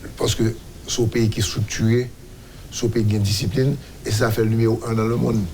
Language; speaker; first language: French; non-native, local second language; Haitian Creole